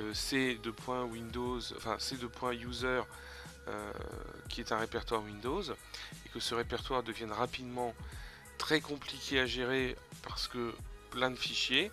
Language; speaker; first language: French; native; French